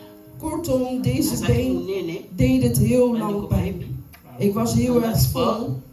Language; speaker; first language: Dutch; non-native, fluent; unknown